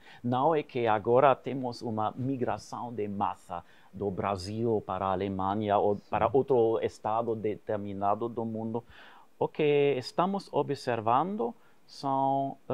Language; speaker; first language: Portuguese; non-native, fluent; German